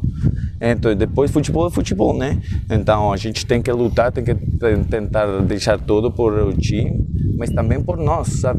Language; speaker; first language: Portuguese; non-native, learner; Spanish